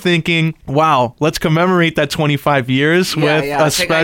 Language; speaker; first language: English; native; English